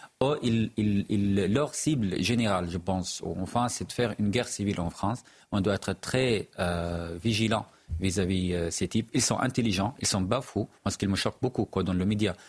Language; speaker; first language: French; non-native, fluent; Arabic